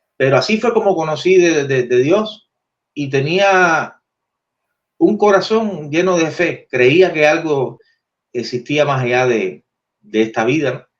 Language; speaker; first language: Spanish; native; Spanish